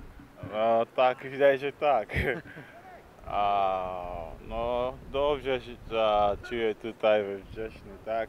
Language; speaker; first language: Polish; non-native, learner; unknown